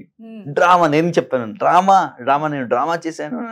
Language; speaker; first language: Telugu; non-native, local second language; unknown